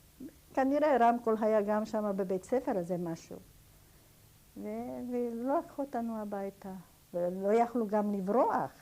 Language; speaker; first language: Hebrew; non-native, fluent; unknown